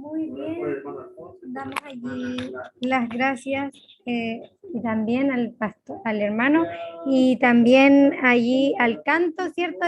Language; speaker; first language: Spanish; native; Spanish